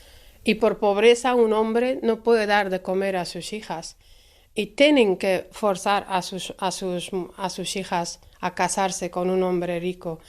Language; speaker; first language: Spanish; non-native, fluent; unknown